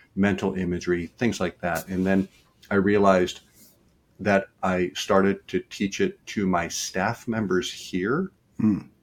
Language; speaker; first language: English; native; English